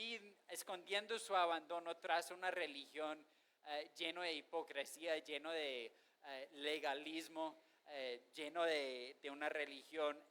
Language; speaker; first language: Spanish; non-native, fluent; English